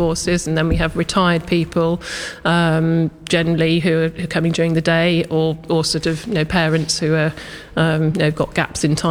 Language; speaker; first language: English; native; English